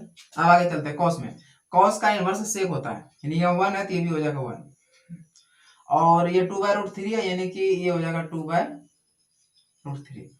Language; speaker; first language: Hindi; native; Hindi